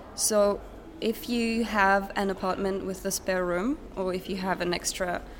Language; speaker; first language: English; non-native, fluent; Czech